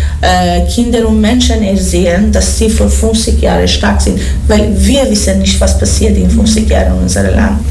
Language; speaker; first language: German; non-native, learner; Persian